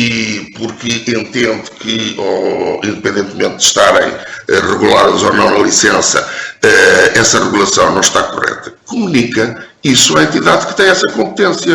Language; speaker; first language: Portuguese; native; Portuguese